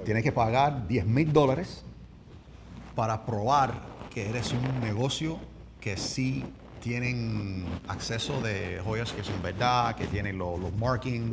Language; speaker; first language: Spanish; early bilingual, heritage; English